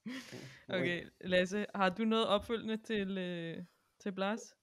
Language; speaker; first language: Danish; native; Danish